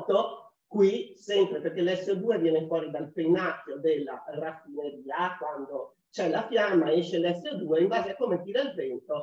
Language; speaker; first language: Italian; native; Italian